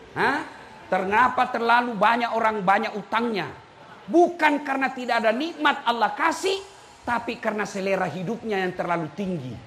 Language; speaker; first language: Indonesian; non-native, local second language; Buginese